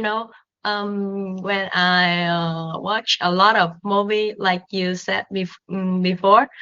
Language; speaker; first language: English; non-native, learner; Vietnamese